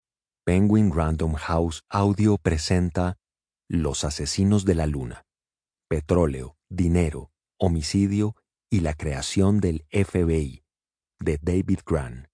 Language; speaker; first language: Spanish; native; Spanish